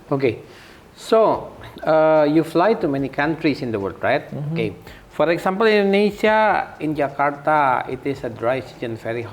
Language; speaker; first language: English; non-native, fluent; Indonesian